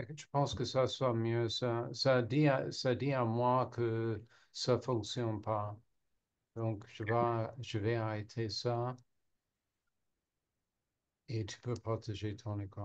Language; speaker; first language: French; non-native, learner; English